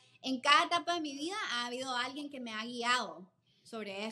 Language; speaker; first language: Spanish; native; Spanish